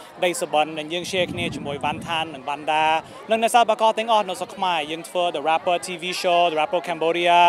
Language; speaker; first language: Khmer; early bilingual, heritage; Khmer